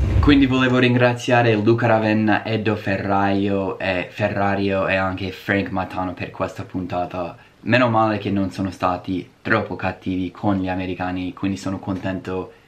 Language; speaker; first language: Italian; non-native, fluent; English